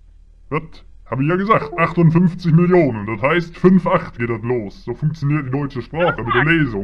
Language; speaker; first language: German; native; German